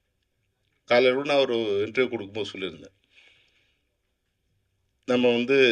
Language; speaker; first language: Tamil; native; Tamil